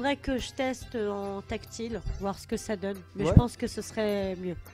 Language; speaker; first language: French; native; French